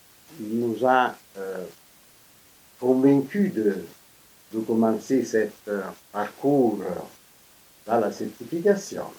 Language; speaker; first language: French; non-native, fluent; Italian